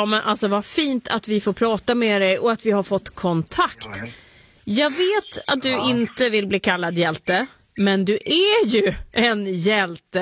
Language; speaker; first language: Swedish; native; Swedish